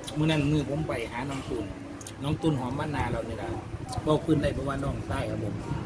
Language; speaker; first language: Thai; native; Thai